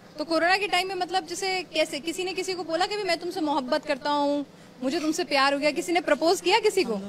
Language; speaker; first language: Hindi; native; Hindi